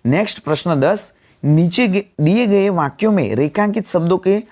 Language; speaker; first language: Hindi; non-native, local second language; Gujarati